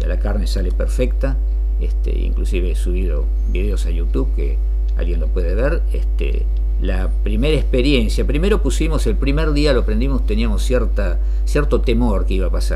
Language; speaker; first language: Spanish; native; Spanish